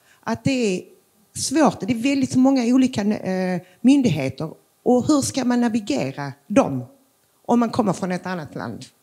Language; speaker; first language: Swedish; early bilingual, other home language; Macedonian